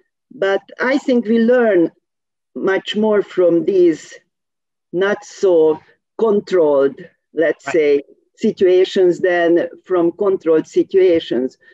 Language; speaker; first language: English; non-native, fluent; Hungarian